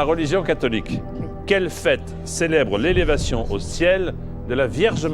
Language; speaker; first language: French; native; French